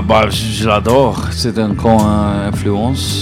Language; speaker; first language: French; non-native, local second language; Dutch